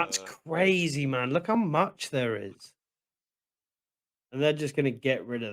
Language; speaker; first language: English; native; English